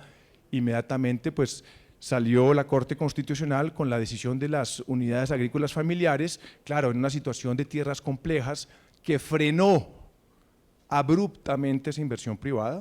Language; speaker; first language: Spanish; native; Spanish